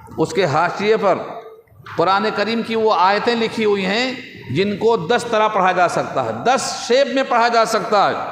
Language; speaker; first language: Urdu; native; Urdu